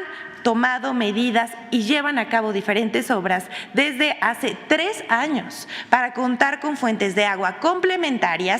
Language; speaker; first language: Spanish; native; Spanish